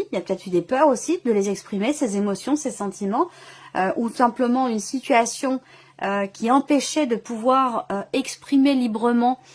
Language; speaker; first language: French; native; French